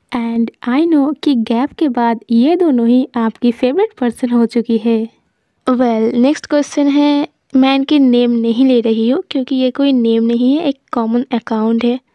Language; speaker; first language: Hindi; non-native, local second language; Bangla